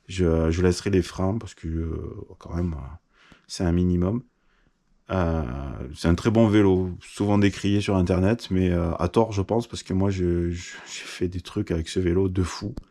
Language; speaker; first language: French; native; French